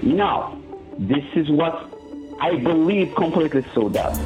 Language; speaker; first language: English; non-native, fluent; Arabic